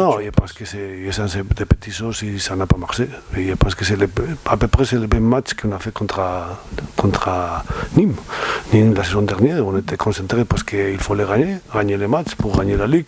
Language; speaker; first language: French; non-native, fluent; Spanish